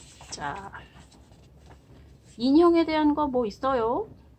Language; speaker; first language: Korean; native; Korean